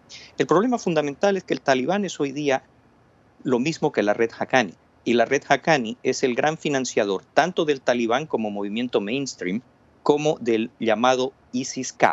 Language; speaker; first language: Spanish; native; Spanish